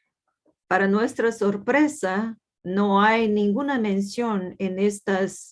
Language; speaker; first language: Spanish; non-native, fluent; Portuguese